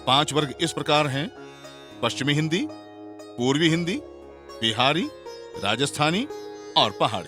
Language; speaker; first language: Hindi; native; Hindi